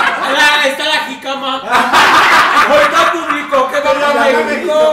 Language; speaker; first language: Spanish; native; Spanish